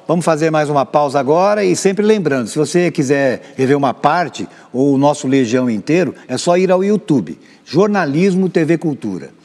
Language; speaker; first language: Portuguese; native; Portuguese